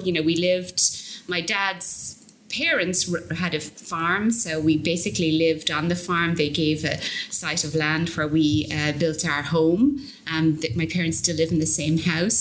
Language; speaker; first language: English; native; English